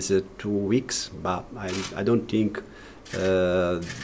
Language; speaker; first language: English; non-native, learner; Italian